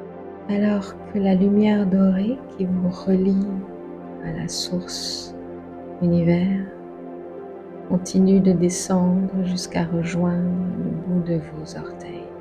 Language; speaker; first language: French; native; French